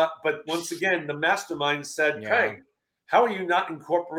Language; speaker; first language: English; native; English